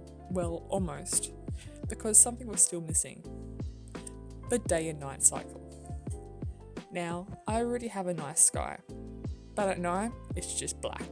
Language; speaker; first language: English; native; English